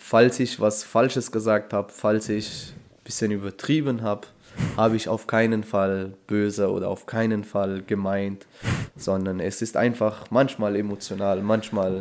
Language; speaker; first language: German; non-native, fluent; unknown